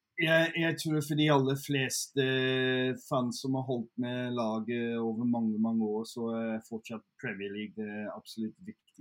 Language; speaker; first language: Norwegian; non-native, fluent; English